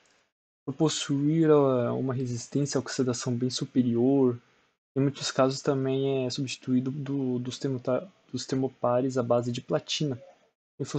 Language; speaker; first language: Portuguese; native; Portuguese